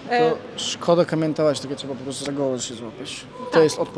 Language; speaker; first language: Polish; non-native, fluent; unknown